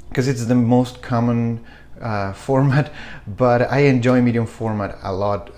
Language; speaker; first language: English; non-native, fluent; Spanish